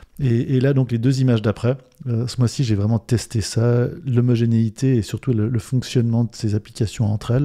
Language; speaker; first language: French; native; French